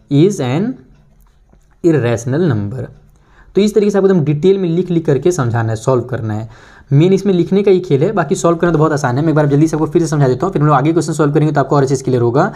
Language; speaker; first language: Hindi; native; Hindi